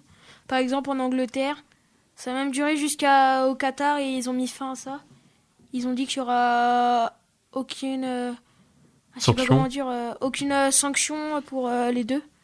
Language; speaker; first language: French; native; French